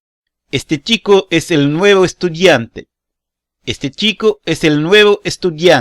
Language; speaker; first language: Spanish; non-native, learner; Portuguese